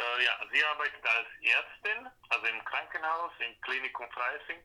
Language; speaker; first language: German; non-native, fluent; Slovak